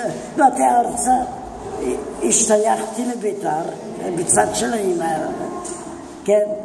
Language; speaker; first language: Hebrew; non-native, fluent; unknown